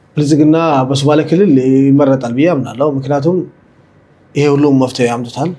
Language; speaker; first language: Amharic; non-native, local second language; Somali